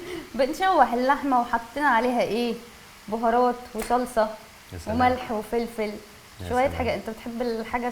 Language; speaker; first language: Arabic; native; Arabic